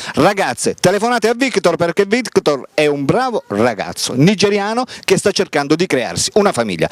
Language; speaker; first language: Italian; native; Italian